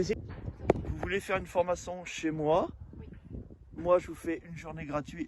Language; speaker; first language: French; native; French